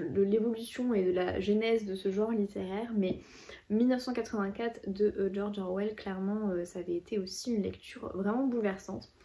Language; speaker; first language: French; native; French